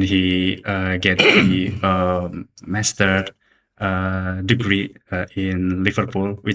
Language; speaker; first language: English; non-native, learner; Indonesian